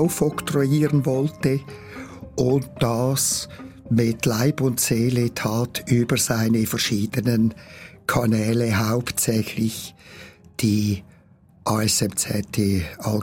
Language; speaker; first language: German; native; German